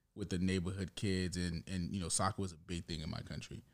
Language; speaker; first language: English; early bilingual, other home language; Haitian Creole